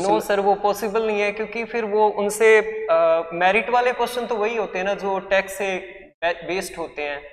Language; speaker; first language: Hindi; native; Hindi